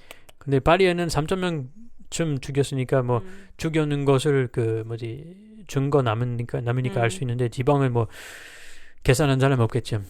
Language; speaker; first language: Korean; non-native, learner; French